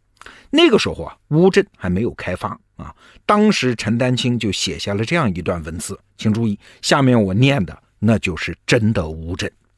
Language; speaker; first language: Chinese; native; Chinese